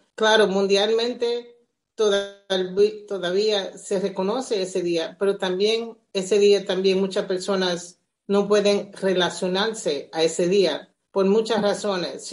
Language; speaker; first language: Spanish; early bilingual, heritage; Spanish